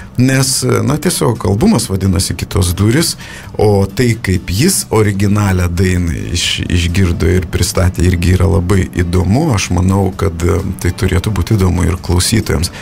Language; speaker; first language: Lithuanian; native; Lithuanian